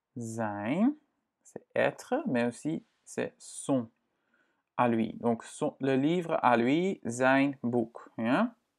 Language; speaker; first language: French; non-native, fluent; Dutch